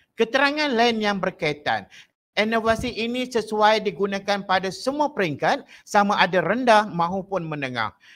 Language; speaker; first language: Malay; native; Malay